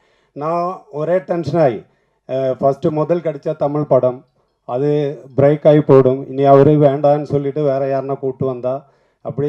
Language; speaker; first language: Tamil; non-native, learner; Malayalam